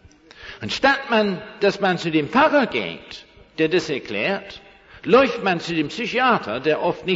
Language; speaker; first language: German; non-native, fluent; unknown